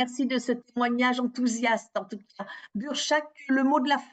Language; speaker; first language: French; native; French